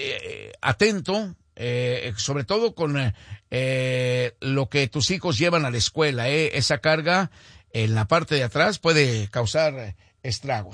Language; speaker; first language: Spanish; native; Spanish